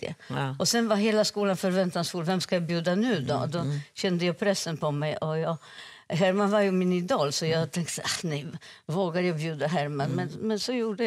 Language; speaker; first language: Swedish; non-native, fluent; Polish